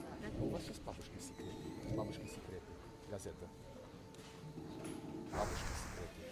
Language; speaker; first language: Russian; non-native, learner; English